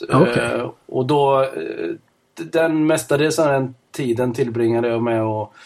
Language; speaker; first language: Swedish; native; Swedish